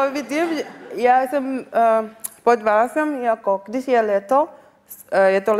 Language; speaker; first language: Czech; non-native, learner; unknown